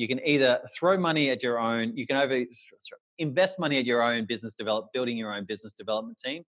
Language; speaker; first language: English; native; English